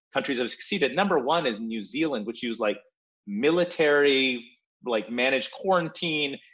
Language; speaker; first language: English; early bilingual, other home language; Polish